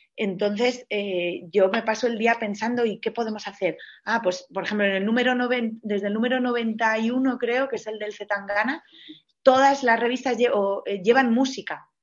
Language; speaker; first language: Spanish; native; Spanish